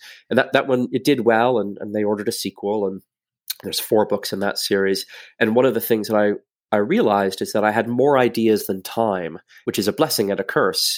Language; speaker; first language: English; native; English